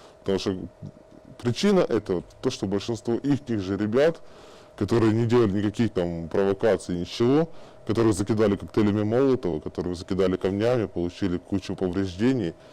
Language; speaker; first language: Russian; native; Russian